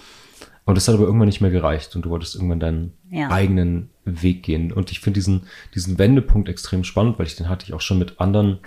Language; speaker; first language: German; native; German